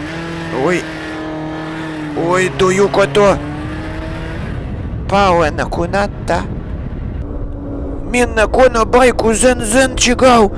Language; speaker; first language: Japanese; non-native, learner; Russian